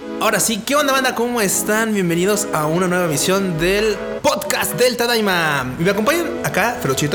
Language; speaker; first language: Spanish; native; Spanish